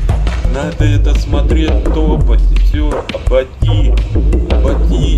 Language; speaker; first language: Russian; native; Russian